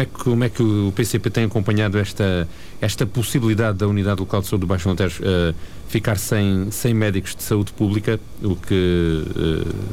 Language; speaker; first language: Portuguese; native; Portuguese